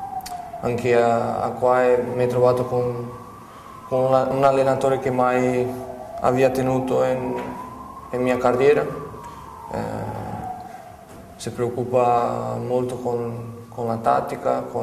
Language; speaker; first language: Italian; non-native, fluent; Portuguese